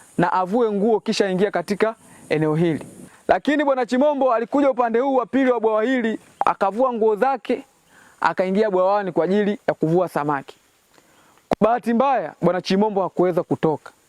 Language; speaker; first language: Swahili; non-native, local second language; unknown